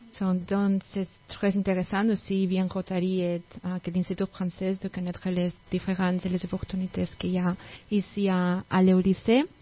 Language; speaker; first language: French; non-native, fluent; Spanish